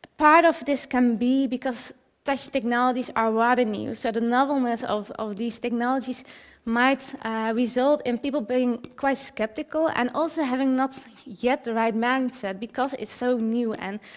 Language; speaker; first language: English; early bilingual, other home language; Dutch